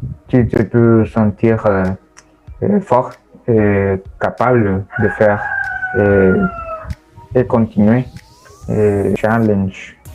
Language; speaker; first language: French; non-native, learner; Spanish